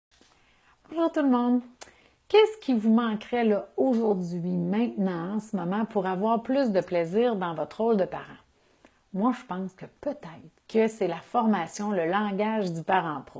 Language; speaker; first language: French; native; French